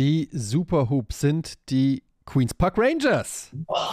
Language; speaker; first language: German; native; German